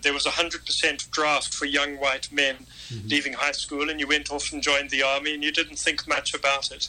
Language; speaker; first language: English; native; English